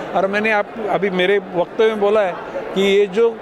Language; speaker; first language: Hindi; non-native, local second language; Marathi